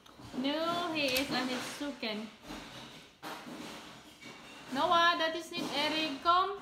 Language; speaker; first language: Dutch; non-native, learner; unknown